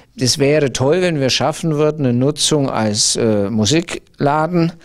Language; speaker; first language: German; native; German